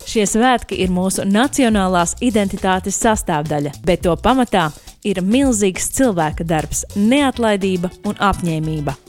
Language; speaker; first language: Latvian; native; Latvian